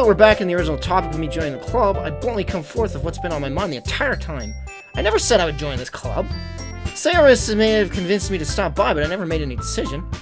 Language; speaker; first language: English; native; English